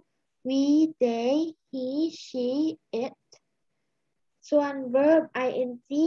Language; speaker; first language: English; non-native, fluent; Lao